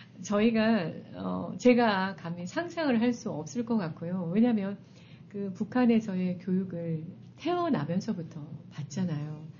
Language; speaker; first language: Korean; native; Korean